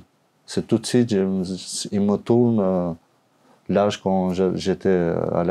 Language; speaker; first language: French; non-native, learner; Albanian